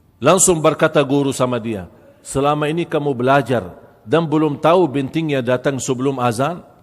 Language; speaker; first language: Malay; non-native, fluent; Arabic